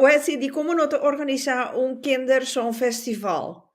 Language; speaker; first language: Dutch; non-native, local second language; Papiamento